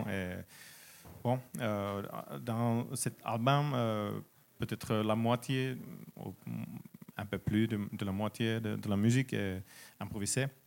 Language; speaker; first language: French; non-native, learner; Finnish